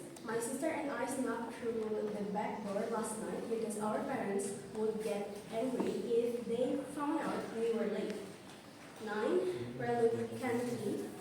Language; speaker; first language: English; non-native, local second language; Indonesian